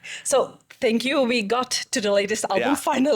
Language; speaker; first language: English; non-native, fluent; Czech